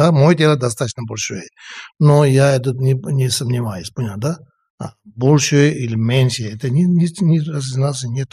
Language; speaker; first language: Russian; non-native, learner; Tibetan